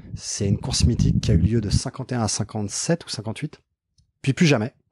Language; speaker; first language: French; native; French